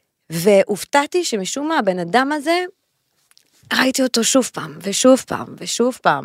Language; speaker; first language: Hebrew; non-native, fluent; French